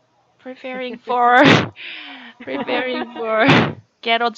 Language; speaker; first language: English; non-native, learner; Korean